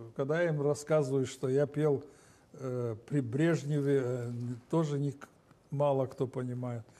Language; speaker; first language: Russian; non-native, local second language; Romanian